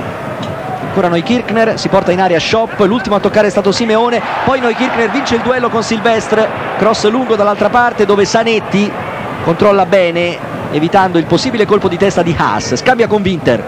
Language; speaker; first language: Italian; native; Italian